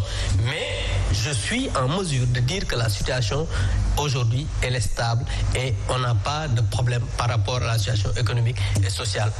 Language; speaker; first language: French; non-native, local second language; Wolof